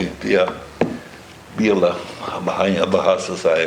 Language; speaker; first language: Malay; non-native, fluent; Dutch